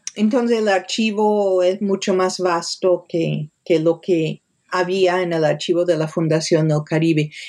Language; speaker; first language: Spanish; non-native, fluent; English